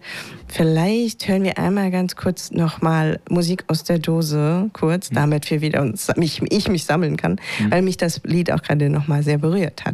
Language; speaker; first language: German; native; German